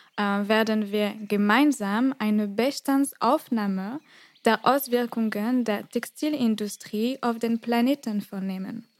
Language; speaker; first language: German; non-native, fluent; French